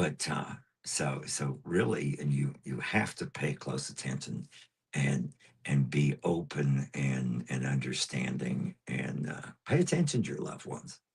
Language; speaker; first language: English; native; English